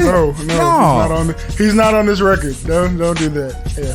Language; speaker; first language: English; native; English